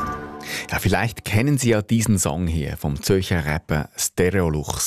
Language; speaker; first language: German; native; German